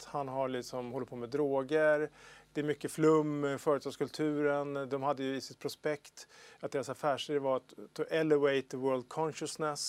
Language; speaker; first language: Swedish; native; Swedish